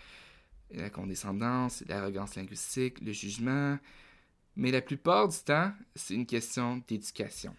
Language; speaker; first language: French; native; French